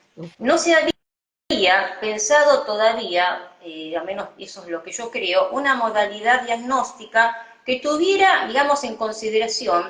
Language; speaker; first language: Spanish; native; Spanish